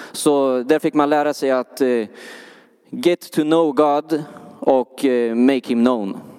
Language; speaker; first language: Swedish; native; Swedish